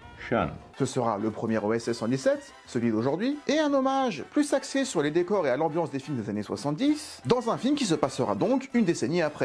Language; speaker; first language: French; native; French